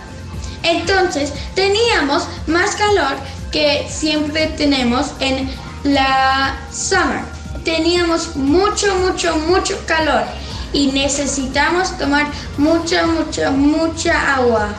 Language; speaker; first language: Spanish; early bilingual, heritage; Spanish